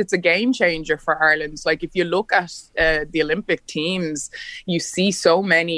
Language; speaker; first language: English; native; English